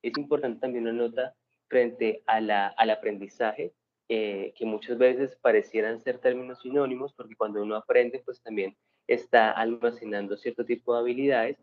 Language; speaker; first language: Spanish; native; Spanish